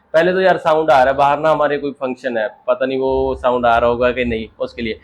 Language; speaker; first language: Hindi; native; Hindi